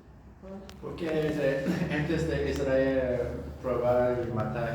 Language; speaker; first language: Spanish; non-native, learner; Korean